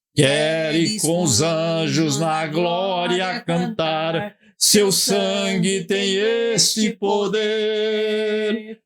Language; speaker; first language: Portuguese; native; Portuguese